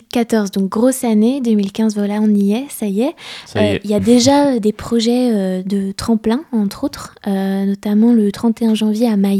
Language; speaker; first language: French; native; French